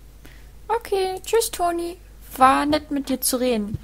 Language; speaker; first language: German; native; German